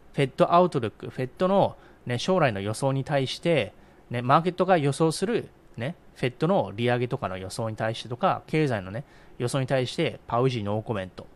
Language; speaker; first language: Japanese; native; Japanese